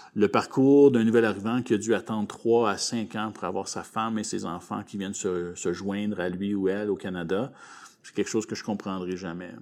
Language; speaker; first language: French; native; French